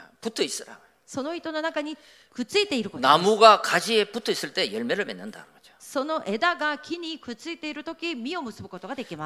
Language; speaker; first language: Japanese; non-native, fluent; Korean